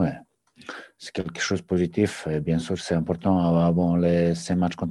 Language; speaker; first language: French; non-native, learner; Serbian